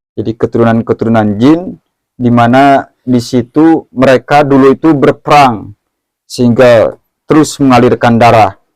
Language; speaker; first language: Indonesian; non-native, local second language; Sundanese